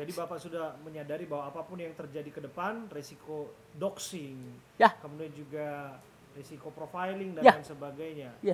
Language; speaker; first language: Indonesian; native; Indonesian